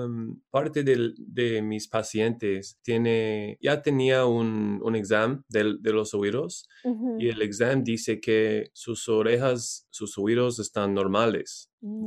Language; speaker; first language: Spanish; non-native, learner; English